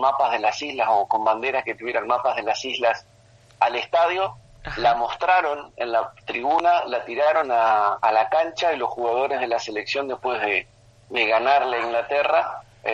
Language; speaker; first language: Spanish; native; Spanish